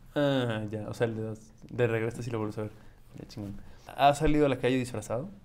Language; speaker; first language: Spanish; native; Spanish